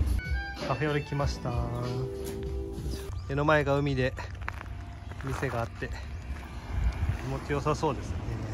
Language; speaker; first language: Japanese; native; Japanese